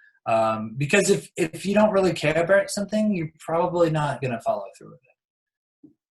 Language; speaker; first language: English; native; English